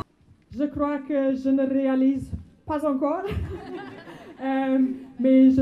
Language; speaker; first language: French; non-native, fluent; Afrikaans